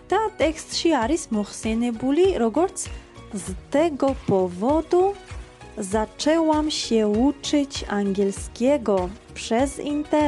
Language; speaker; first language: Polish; non-native, fluent; Georgian